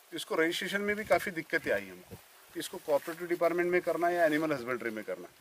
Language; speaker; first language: Hindi; non-native, local second language; Marathi